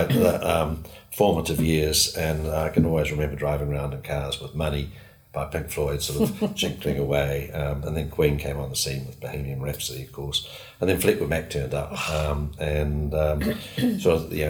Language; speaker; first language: English; native; English